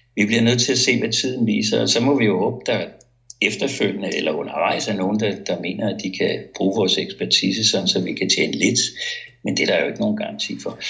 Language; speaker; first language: Danish; native; Danish